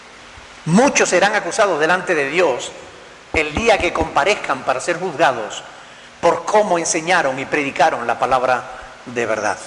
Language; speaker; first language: Spanish; native; Spanish